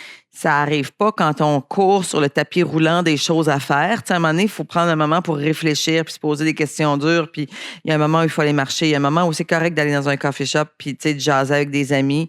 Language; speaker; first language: French; native; French